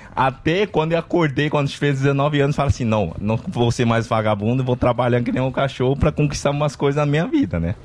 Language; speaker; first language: Portuguese; non-native, fluent; Chinese